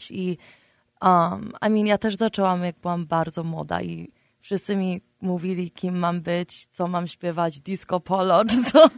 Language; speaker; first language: Polish; early bilingual, heritage; Polish